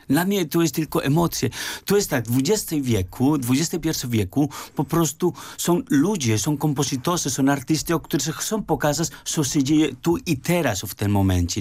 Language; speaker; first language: Polish; non-native, fluent; Spanish